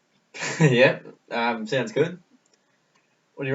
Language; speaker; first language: English; native; English